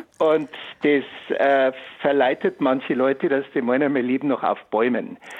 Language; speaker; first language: German; native; German